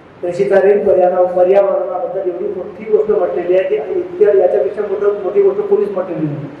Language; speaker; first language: Marathi; non-native, local second language; Urdu